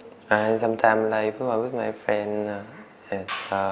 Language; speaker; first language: English; non-native, learner; Vietnamese